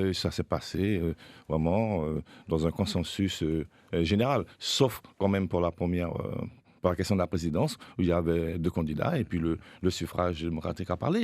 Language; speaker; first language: French; native; French